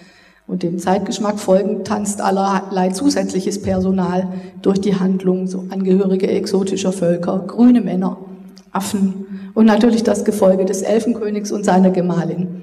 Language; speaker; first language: German; native; German